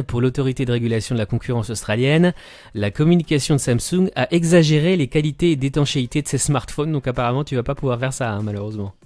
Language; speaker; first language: French; native; French